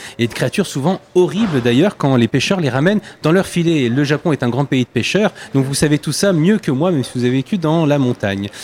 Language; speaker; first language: French; native; French